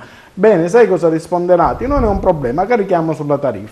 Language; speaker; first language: Italian; native; Italian